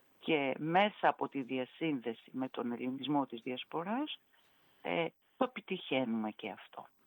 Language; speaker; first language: Greek; native; Greek